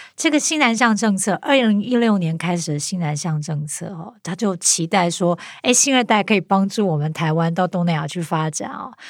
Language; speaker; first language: Chinese; native; Chinese